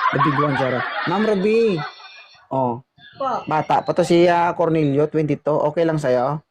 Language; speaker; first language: Filipino; non-native, local second language; Hiligaynon